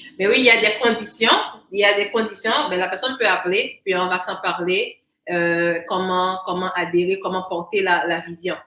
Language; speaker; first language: French; non-native, local second language; Haitian Creole